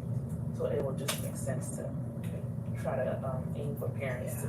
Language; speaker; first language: English; native; English